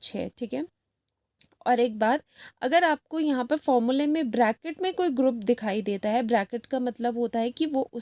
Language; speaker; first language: Hindi; native; Hindi